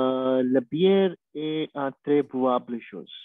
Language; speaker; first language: French; non-native, learner; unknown